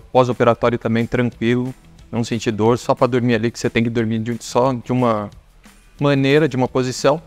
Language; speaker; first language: Portuguese; native; Portuguese